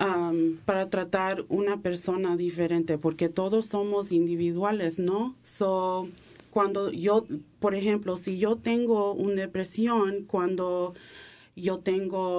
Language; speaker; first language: Spanish; early bilingual, heritage; English